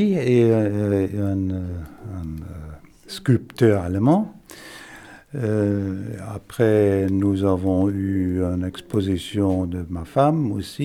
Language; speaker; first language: French; non-native, fluent; German